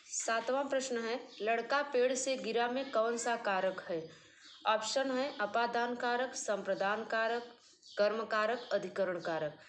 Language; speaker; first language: Hindi; native; Hindi